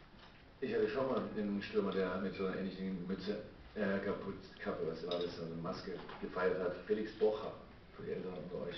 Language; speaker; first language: German; native; German